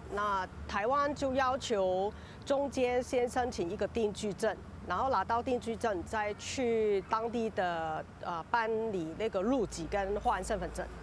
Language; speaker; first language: Chinese; non-native, local second language; Cantonese